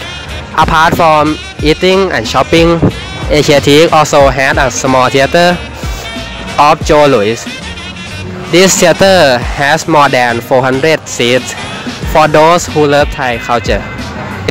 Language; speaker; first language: English; non-native, learner; Thai